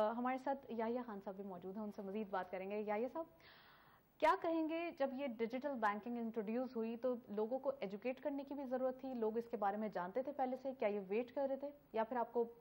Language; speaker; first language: Urdu; native; Urdu